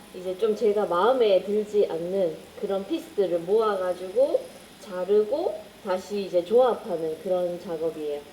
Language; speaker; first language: Korean; native; Korean